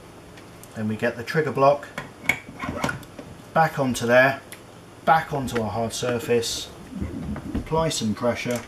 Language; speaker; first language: English; native; English